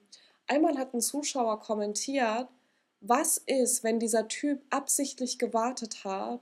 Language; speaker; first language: German; native; German